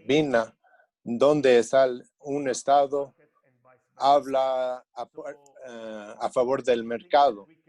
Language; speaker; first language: Spanish; non-native, fluent; English